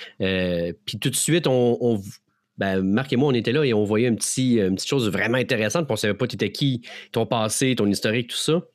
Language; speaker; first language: French; native; French